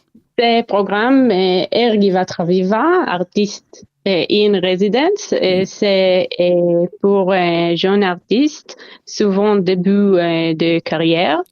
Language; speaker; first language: French; non-native, learner; Hebrew